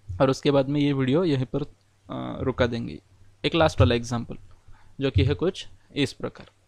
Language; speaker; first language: Hindi; non-native, local second language; Marathi